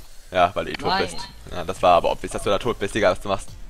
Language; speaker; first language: German; native; German